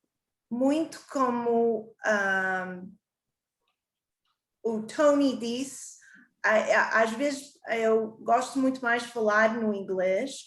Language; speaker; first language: Portuguese; early bilingual, heritage; Portuguese